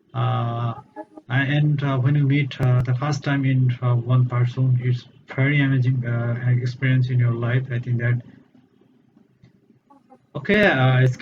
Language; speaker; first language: English; non-native, learner; Bangla